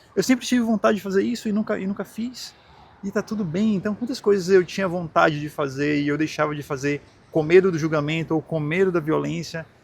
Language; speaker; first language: Portuguese; native; Portuguese